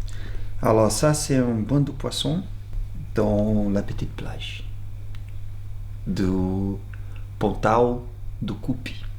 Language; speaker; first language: French; non-native, learner; Portuguese